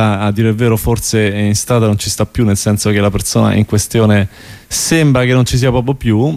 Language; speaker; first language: Italian; native; Italian